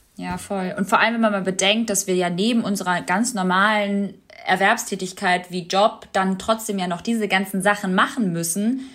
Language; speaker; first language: German; early bilingual, other home language; Albanian